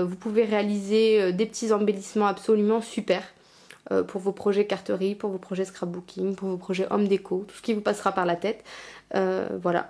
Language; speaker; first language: French; native; French